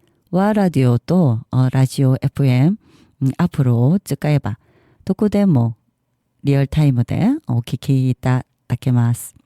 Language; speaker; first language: Japanese; non-native, learner; Korean